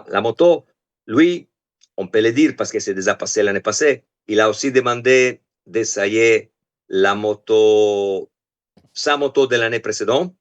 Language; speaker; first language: French; non-native, fluent; Italian